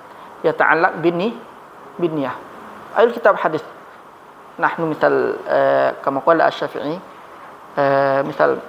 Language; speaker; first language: Arabic; non-native, fluent; Indonesian